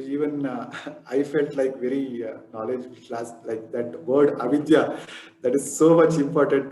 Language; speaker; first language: English; non-native, local second language; Kannada